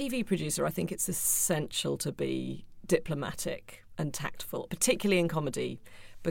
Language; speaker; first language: English; native; English